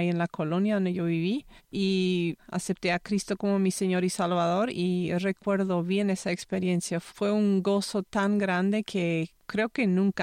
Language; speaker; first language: Spanish; non-native, local second language; Low German